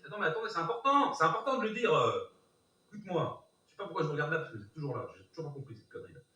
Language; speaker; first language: French; native; French